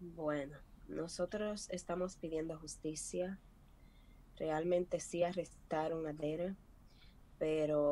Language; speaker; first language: Spanish; native; Spanish